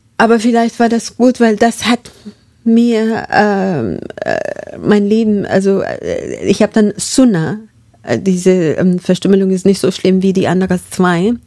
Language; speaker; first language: German; non-native, fluent; Masai